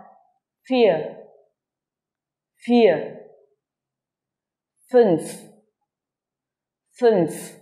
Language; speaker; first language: German; non-native, learner; Vietnamese